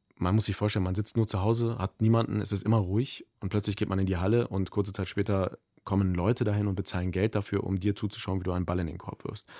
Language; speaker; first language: German; native; German